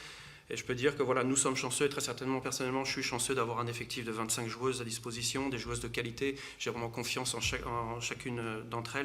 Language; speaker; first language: French; native; French